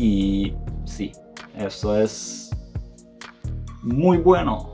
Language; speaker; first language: Spanish; non-native, fluent; Serbian